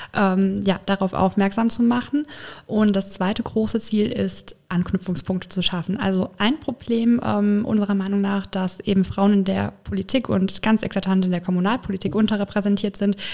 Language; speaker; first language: German; native; German